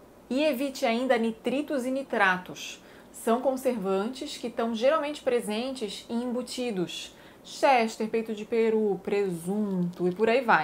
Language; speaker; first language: Portuguese; native; Portuguese